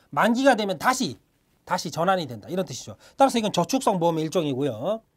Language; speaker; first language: Korean; native; Korean